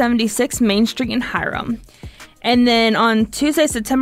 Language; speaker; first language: English; native; English